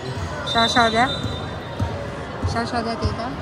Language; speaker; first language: Chinese; non-native, fluent; Filipino